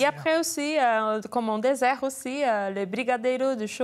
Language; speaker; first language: French; non-native, learner; Portuguese